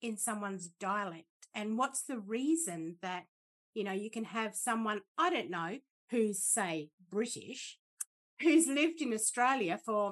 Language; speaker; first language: English; native; English